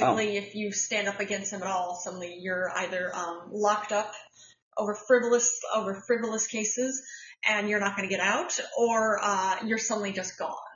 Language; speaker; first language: English; native; English